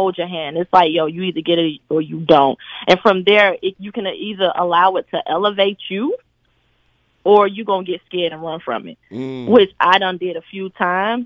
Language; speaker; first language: English; native; English